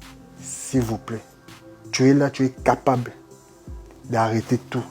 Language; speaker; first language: French; non-native, local second language; Lingala